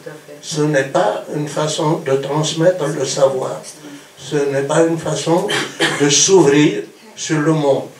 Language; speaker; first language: French; non-native, local second language; Kabyle